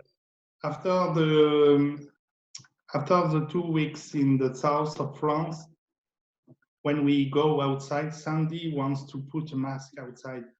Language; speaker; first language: English; non-native, learner; French